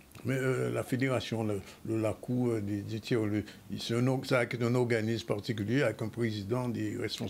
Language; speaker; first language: French; native; French